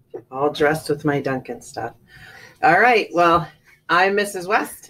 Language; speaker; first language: English; native; English